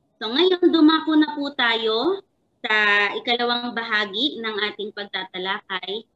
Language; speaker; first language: Filipino; native; Filipino